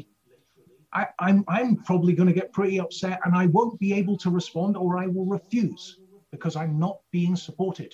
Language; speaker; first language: English; native; English